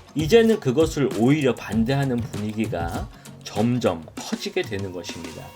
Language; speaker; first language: Korean; native; Korean